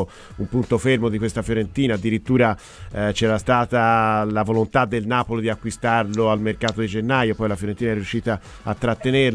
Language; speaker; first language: Italian; native; Italian